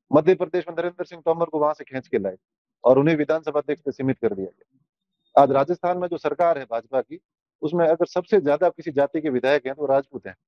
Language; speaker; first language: Hindi; native; Hindi